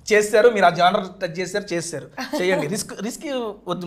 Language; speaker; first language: Telugu; native; Telugu